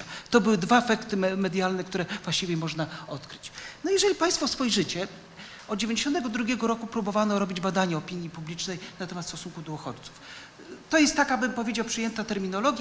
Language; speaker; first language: Polish; native; Polish